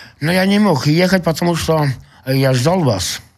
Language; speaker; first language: Russian; non-native, local second language; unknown